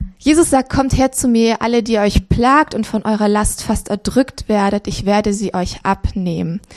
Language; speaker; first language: German; early bilingual, other home language; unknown